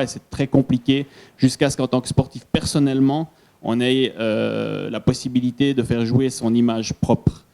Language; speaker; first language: French; native; French